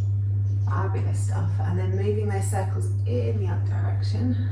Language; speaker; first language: English; native; English